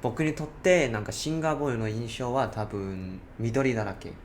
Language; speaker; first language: Japanese; non-native, learner; Cantonese